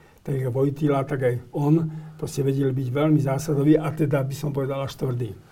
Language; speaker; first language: Slovak; native; Slovak